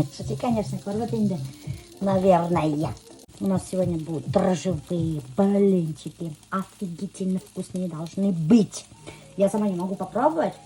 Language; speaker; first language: Russian; non-native, local second language; Bashkir